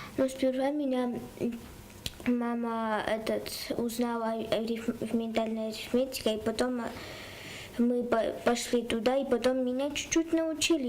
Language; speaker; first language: Russian; non-native, local second language; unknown